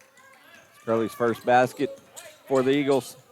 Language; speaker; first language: English; native; English